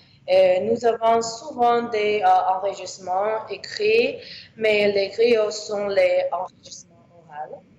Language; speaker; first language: French; non-native, learner; English